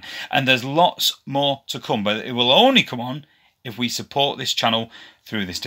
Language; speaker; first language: English; native; English